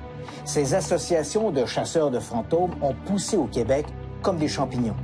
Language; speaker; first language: French; native; French